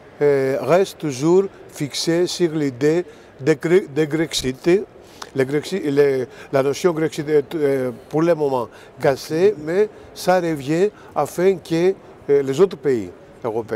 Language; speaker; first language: French; non-native, fluent; Greek